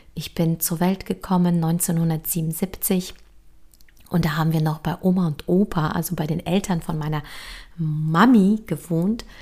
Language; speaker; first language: German; early bilingual, other home language; Polish